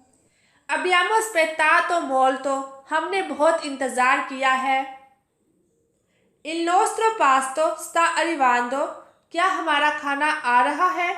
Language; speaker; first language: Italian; non-native, fluent; Urdu